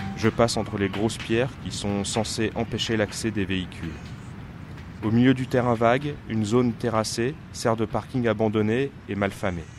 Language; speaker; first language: French; native; French